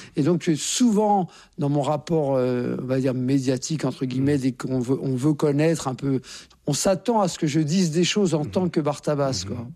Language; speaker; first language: French; native; French